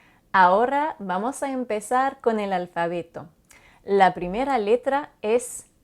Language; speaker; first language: Spanish; non-native, fluent; French